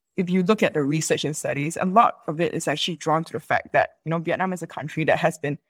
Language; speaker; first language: English; native; English